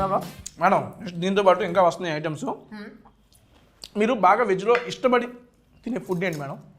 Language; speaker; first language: Telugu; native; Telugu